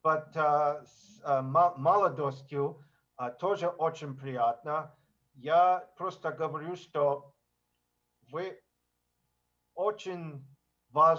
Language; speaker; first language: Russian; non-native, learner; English